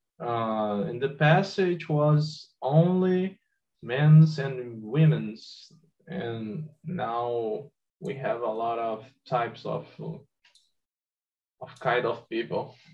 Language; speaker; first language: English; non-native, learner; Portuguese